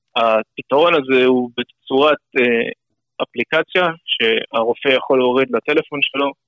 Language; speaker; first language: Hebrew; non-native, fluent; English